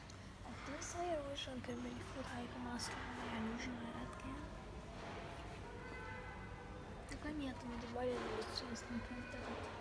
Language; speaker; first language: Russian; early bilingual, heritage; Russian